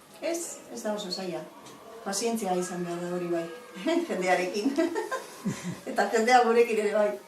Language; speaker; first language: Basque; non-native, local second language; Spanish